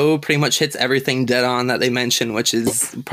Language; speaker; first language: English; native; English